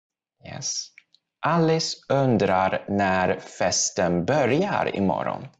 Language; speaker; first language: Swedish; non-native, fluent; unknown